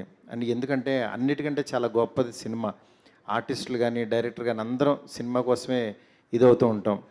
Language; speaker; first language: Telugu; native; Telugu